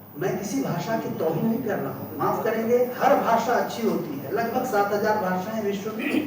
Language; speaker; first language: Hindi; native; Hindi